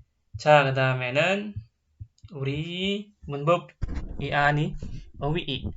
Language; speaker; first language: Korean; non-native, fluent; Indonesian